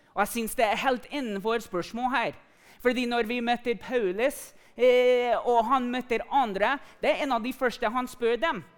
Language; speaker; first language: Norwegian; non-native, fluent; English